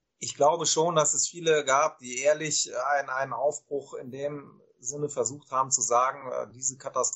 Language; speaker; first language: German; native; German